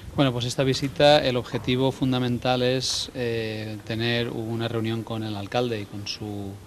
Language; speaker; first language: Spanish; non-native, local second language; Catalan